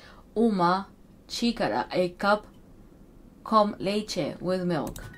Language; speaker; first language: Portuguese; non-native, learner; English